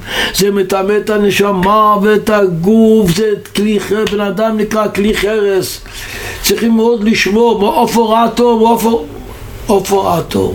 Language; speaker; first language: Hebrew; non-native, local second language; Yiddish